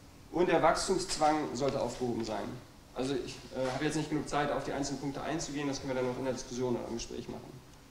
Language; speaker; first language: German; native; German